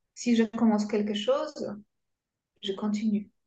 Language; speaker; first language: French; non-native, fluent; Polish